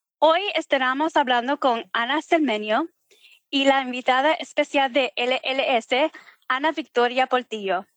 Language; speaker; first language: Spanish; early bilingual, heritage; Spanish